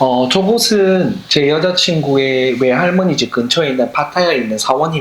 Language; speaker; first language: Korean; native; Korean